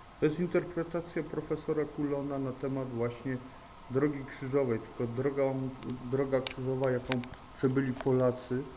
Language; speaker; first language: Polish; native; Polish